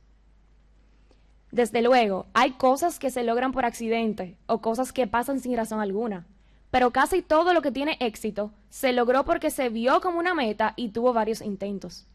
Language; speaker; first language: Spanish; early bilingual, heritage; Spanish